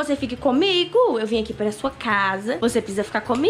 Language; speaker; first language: Portuguese; native; Portuguese